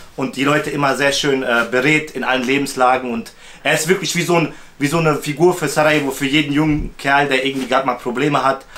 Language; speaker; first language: German; early bilingual, other home language; Bosnian